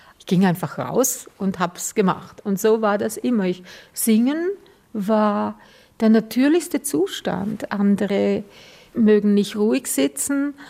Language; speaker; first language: German; native; German